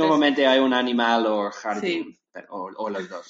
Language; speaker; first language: Spanish; non-native, learner; English